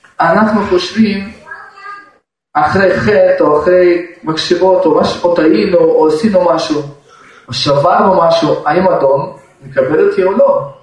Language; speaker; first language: Hebrew; non-native, fluent; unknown